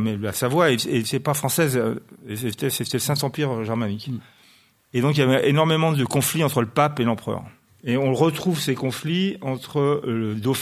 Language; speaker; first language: French; native; French